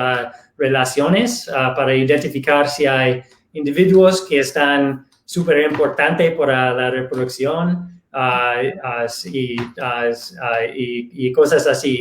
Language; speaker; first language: Spanish; non-native, fluent; English